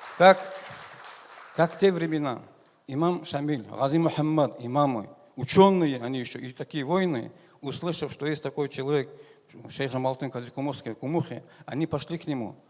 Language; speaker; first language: Russian; non-native, local second language; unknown